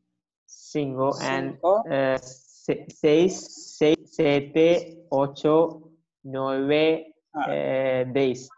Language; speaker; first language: Spanish; non-native, learner; Malayalam